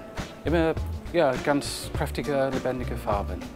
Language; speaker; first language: German; non-native, fluent; English